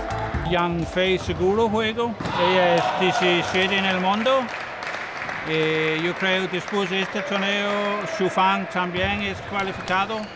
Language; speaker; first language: Spanish; non-native, learner; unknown